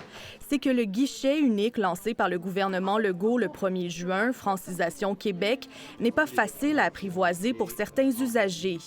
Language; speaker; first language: French; native; French